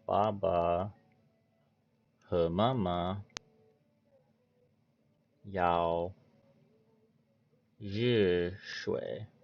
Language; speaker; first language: Chinese; non-native, learner; English